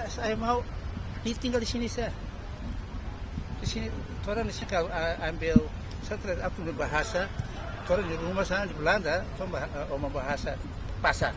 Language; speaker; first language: Indonesian; early bilingual, heritage; Indonesian